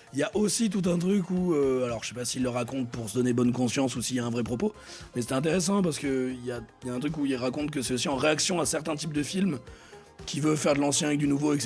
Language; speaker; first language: French; native; French